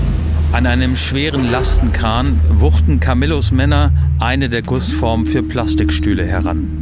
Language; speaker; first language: German; native; German